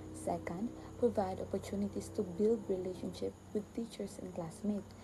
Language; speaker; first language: English; non-native, local second language; Filipino